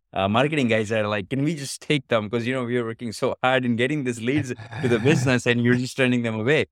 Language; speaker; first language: English; non-native, local second language; Gujarati